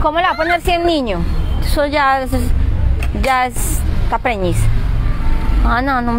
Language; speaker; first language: Spanish; native; Spanish